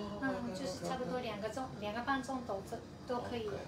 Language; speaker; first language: Chinese; non-native, fluent; Japanese